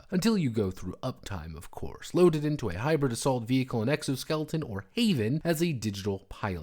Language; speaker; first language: English; native; English